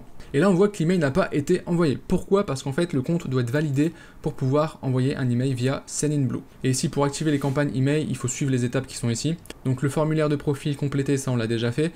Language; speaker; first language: French; native; French